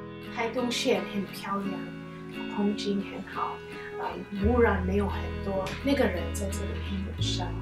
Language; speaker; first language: Chinese; non-native, fluent; English